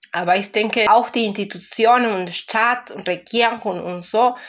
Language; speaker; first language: German; non-native, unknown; Spanish